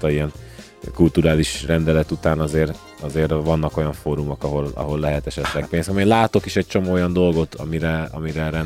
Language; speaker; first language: Hungarian; native; Hungarian